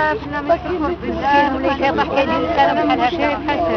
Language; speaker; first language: Arabic; native; Arabic